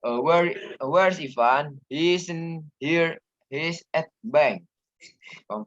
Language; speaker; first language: English; non-native, learner; Indonesian